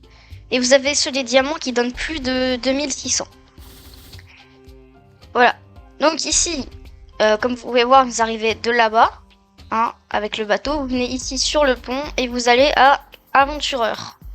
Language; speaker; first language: French; native; French